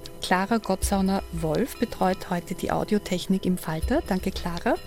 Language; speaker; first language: German; native; German